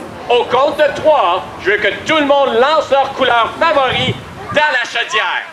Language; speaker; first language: French; native; French